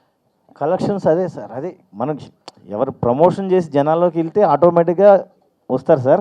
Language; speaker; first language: Telugu; native; Telugu